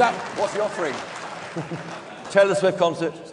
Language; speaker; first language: English; native; English